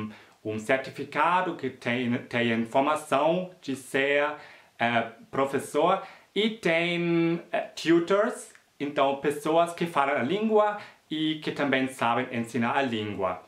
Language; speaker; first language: Portuguese; non-native, fluent; German